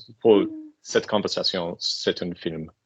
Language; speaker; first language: French; non-native, learner; English